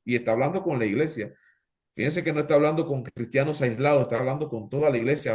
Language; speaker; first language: Spanish; native; Spanish